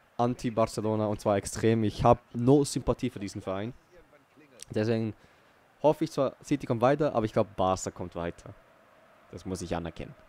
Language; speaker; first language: German; early bilingual, other home language; Portuguese